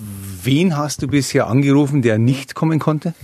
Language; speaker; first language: German; native; German